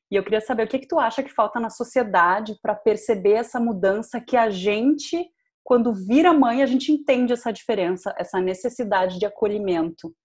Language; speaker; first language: Portuguese; native; Portuguese